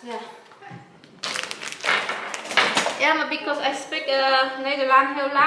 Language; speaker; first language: Dutch; non-native, learner; Vietnamese